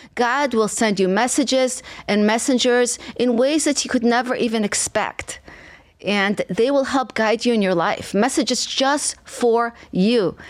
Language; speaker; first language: English; non-native, fluent; Hebrew